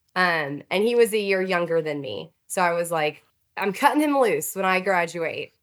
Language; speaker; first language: English; native; English